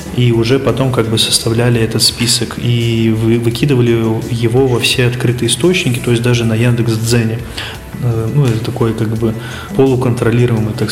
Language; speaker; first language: Russian; native; Russian